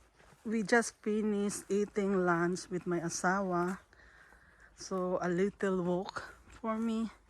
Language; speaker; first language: English; non-native, learner; Filipino